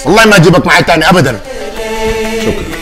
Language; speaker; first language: Arabic; native; Arabic